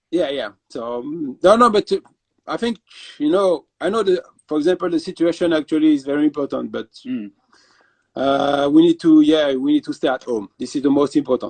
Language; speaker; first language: English; non-native, fluent; French